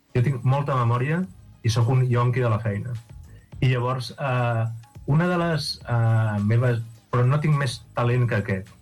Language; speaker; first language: Catalan; native; Catalan